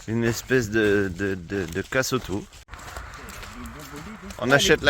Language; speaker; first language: French; native; French